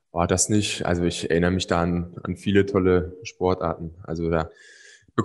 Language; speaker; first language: German; native; German